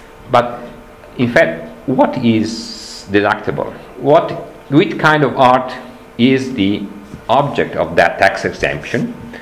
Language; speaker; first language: English; non-native, fluent; Italian